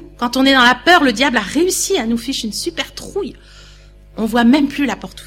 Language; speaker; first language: French; native; French